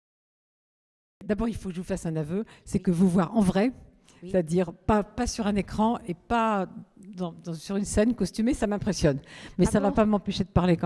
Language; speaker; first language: French; native; French